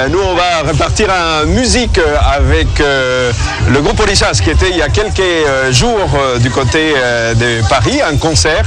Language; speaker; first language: French; native; French